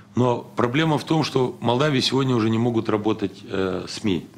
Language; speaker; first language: Russian; non-native, local second language; Romanian